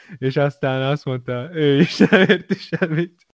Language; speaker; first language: Hungarian; non-native, learner; Chinese